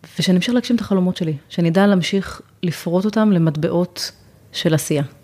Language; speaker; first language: Hebrew; native; Hebrew